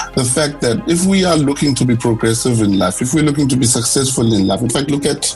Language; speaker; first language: English; non-native, local second language; Zulu